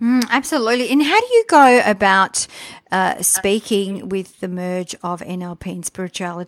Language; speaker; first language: English; native; English